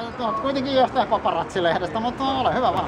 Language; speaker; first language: Finnish; non-native, fluent; Kurdish